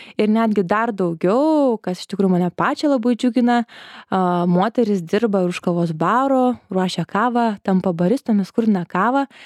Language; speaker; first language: Lithuanian; native; Lithuanian